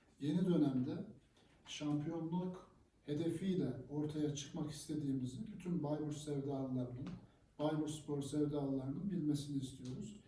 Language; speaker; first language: Turkish; native; Turkish